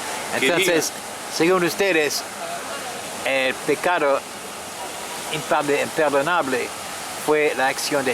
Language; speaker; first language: Spanish; non-native, fluent; French